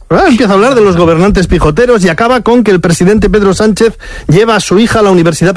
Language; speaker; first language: Spanish; native; Spanish